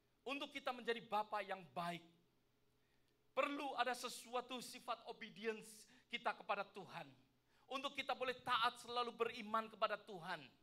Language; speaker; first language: Indonesian; native; Indonesian